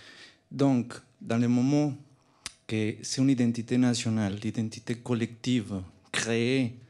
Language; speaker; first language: French; non-native, learner; Spanish